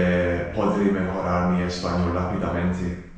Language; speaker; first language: Spanish; non-native, learner; English